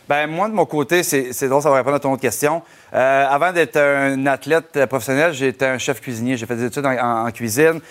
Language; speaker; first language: French; native; French